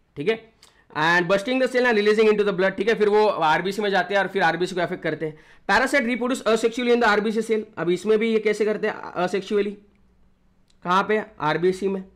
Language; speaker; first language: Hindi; non-native, local second language; Marathi